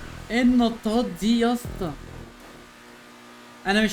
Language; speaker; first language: Arabic; native; Arabic